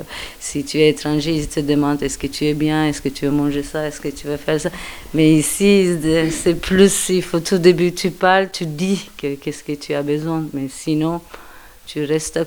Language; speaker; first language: French; non-native, fluent; Turkish